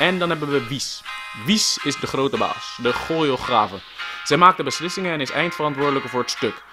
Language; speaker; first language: Dutch; native; Dutch